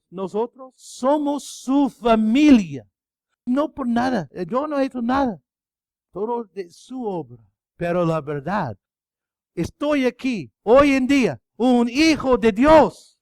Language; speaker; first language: Spanish; non-native, fluent; English